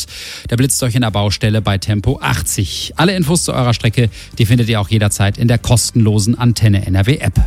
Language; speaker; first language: German; native; German